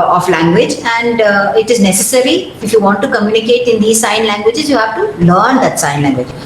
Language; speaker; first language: English; non-native, local second language; Malayalam